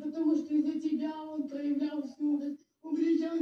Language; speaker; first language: Russian; native; Russian